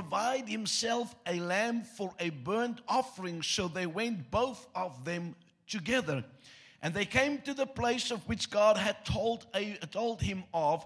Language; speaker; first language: English; non-native, local second language; Afrikaans